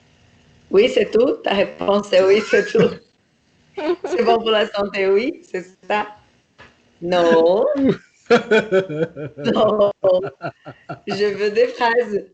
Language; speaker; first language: French; non-native, fluent; Portuguese